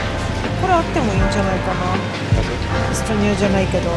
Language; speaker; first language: Japanese; non-native, fluent; Estonian